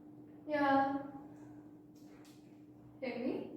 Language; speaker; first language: English; non-native, learner; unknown